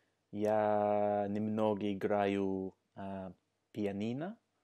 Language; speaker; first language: Russian; non-native, learner; English